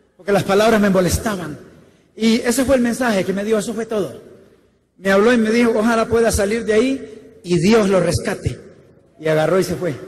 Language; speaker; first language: Spanish; native; Spanish